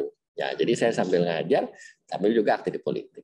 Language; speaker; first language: Indonesian; native; Indonesian